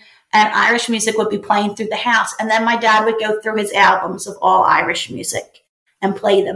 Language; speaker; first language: English; native; English